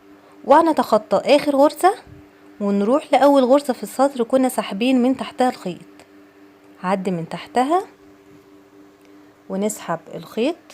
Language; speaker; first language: Arabic; native; Arabic